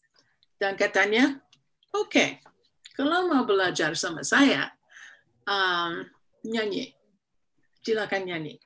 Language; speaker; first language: Indonesian; non-native, fluent; English